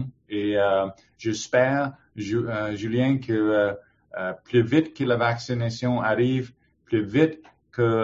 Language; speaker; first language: French; non-native, learner; English